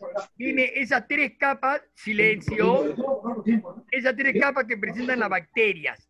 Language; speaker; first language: Spanish; native; Spanish